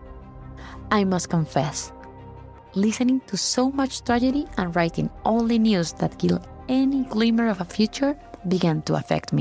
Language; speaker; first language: English; non-native, fluent; Spanish